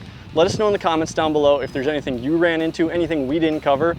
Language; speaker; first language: English; native; English